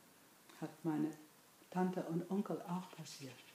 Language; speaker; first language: German; non-native, fluent; English